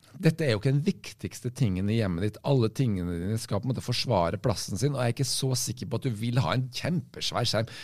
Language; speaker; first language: Norwegian; native; Norwegian